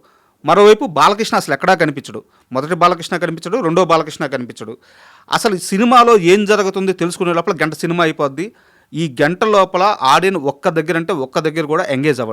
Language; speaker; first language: Telugu; native; Telugu